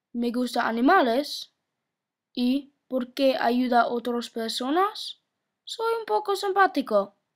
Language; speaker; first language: Spanish; non-native, learner; English